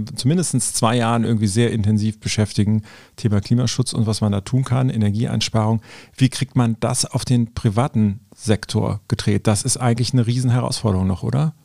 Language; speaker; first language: German; native; German